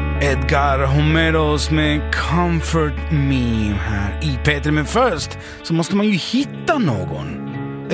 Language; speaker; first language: Swedish; native; Swedish